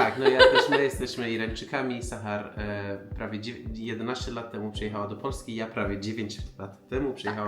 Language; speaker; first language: Polish; non-native, fluent; Persian